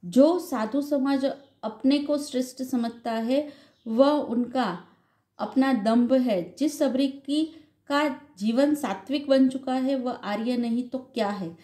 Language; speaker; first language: Hindi; non-native, local second language; Gujarati